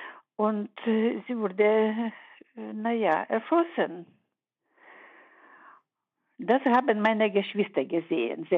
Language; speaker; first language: German; early bilingual, heritage; German